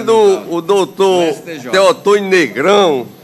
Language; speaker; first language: Portuguese; native; Portuguese